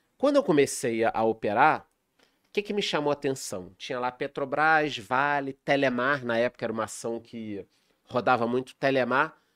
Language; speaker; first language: Portuguese; native; Portuguese